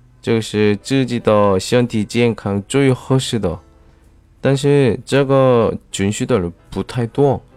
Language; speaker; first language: Chinese; non-native, learner; Korean